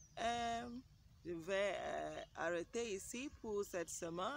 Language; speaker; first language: French; non-native, learner; English